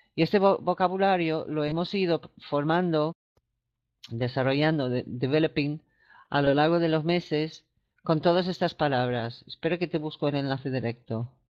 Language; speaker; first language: Spanish; non-native, fluent; English